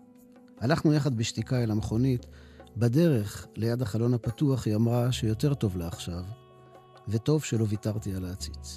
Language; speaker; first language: Hebrew; native; Hebrew